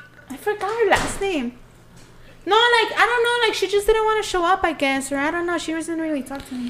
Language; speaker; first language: English; early bilingual, other home language; Spanish